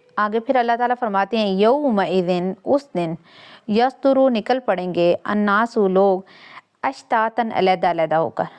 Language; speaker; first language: Urdu; non-native, local second language; Punjabi